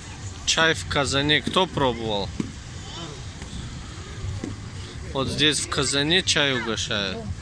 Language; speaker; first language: Russian; non-native, local second language; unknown